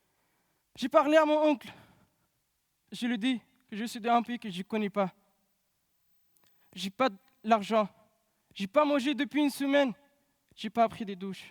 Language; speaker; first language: French; non-native, learner; Pashto